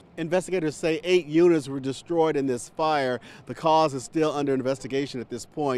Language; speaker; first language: English; native; English